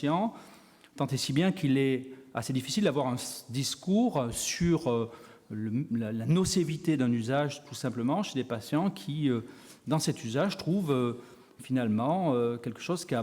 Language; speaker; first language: French; native; French